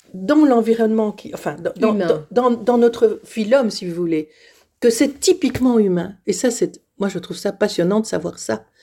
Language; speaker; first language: French; native; French